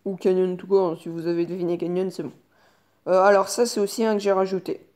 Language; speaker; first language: French; native; French